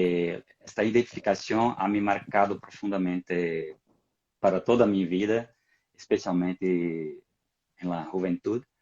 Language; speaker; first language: Spanish; non-native, fluent; Portuguese